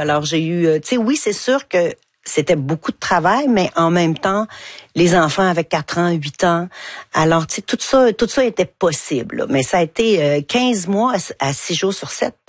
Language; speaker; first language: French; native; French